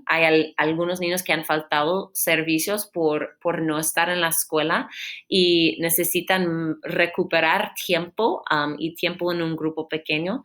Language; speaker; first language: Spanish; non-native, fluent; English